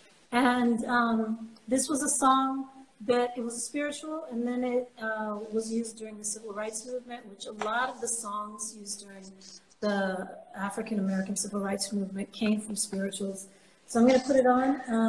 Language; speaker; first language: English; native; English